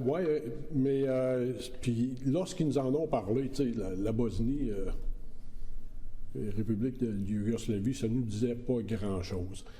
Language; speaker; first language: French; native; French